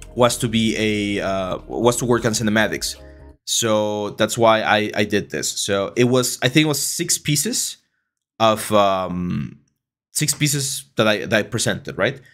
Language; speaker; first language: English; non-native, fluent; Spanish